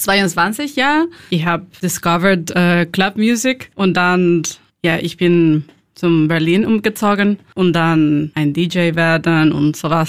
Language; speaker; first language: German; non-native, learner; Spanish